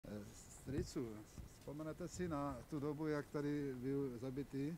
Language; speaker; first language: Czech; native; Czech